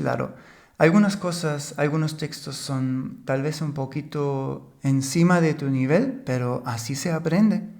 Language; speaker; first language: Spanish; non-native, fluent; German